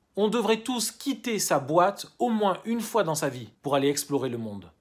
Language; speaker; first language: French; native; French